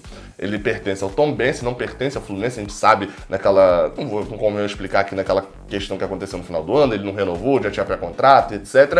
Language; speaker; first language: Portuguese; native; Portuguese